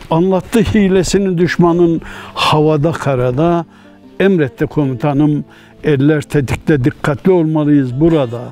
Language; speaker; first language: Turkish; native; Turkish